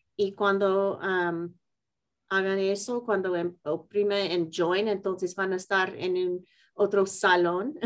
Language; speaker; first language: Spanish; non-native, fluent; English